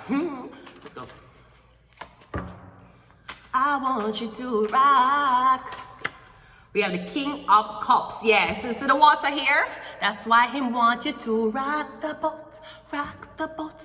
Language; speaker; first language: English; native; English